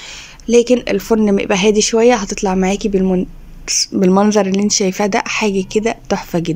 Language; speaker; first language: Arabic; native; Arabic